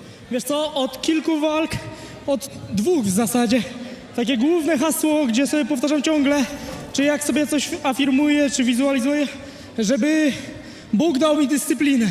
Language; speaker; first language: Polish; native; Polish